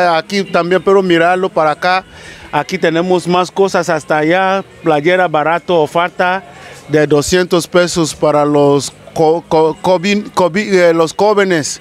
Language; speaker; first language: Spanish; non-native, local second language; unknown